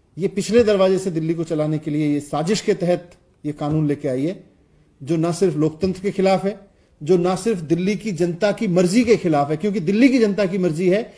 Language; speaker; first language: Hindi; native; Hindi